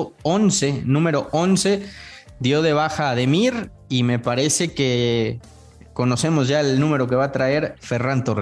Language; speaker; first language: Spanish; native; Spanish